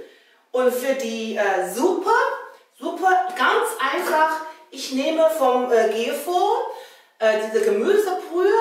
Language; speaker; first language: German; non-native, learner; Chinese